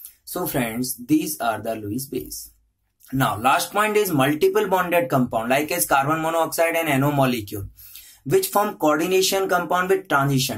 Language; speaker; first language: English; non-native, local second language; Hindi